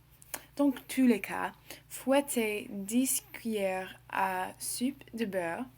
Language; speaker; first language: French; non-native, learner; English